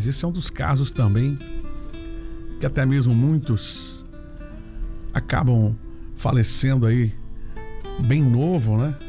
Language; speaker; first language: Portuguese; native; Portuguese